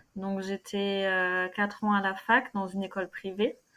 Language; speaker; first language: French; native; French